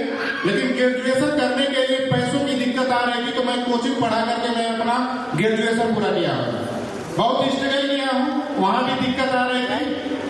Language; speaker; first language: Hindi; native; Hindi